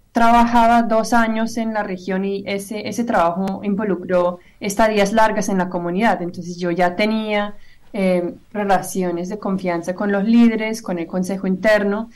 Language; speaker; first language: Spanish; non-native, fluent; English